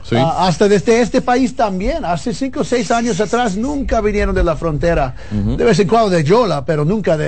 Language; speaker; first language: Spanish; early bilingual, heritage; Spanish